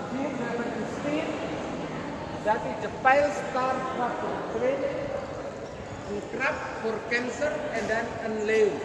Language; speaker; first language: Dutch; non-native, learner; Indonesian